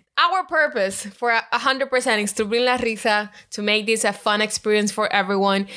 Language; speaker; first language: English; non-native, fluent; Spanish